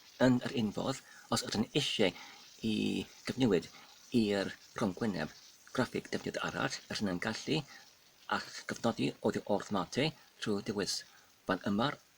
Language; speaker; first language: Welsh; non-native, fluent; English